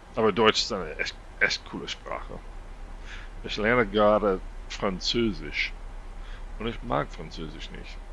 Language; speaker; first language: German; non-native, fluent; English